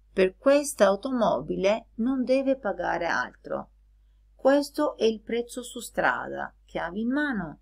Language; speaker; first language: Italian; non-native, fluent; Albanian